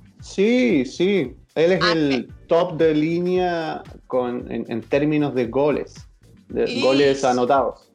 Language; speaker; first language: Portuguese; non-native, learner; Spanish